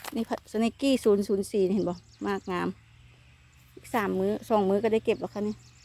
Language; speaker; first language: Thai; native; Thai